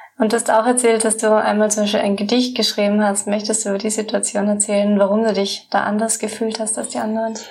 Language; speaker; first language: German; native; German